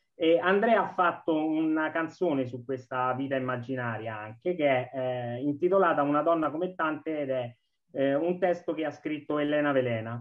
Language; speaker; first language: Italian; native; Italian